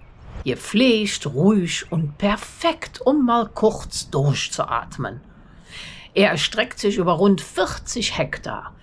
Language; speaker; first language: German; native; German